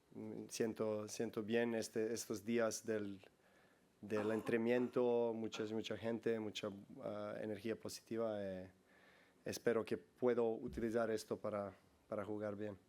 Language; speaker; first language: Spanish; non-native, learner; Serbian